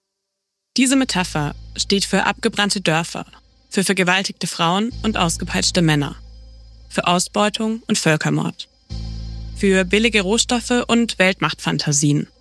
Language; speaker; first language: German; native; German